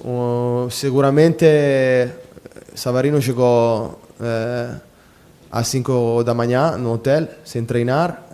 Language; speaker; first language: Portuguese; non-native, fluent; Italian